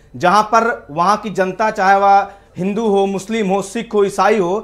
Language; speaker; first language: Hindi; native; Hindi